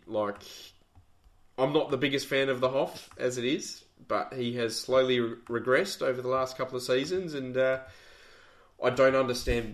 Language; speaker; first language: English; native; English